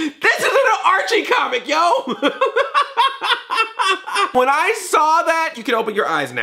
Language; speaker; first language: English; native; English